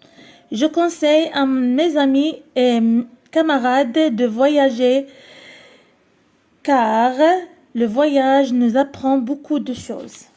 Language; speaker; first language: French; non-native, local second language; Arabic